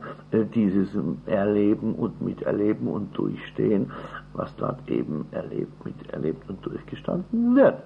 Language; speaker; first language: German; native; German